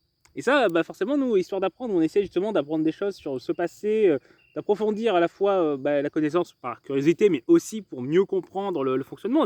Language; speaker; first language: French; native; French